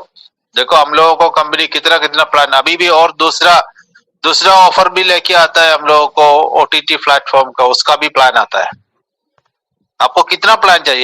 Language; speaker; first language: Hindi; non-native, local second language; Malayalam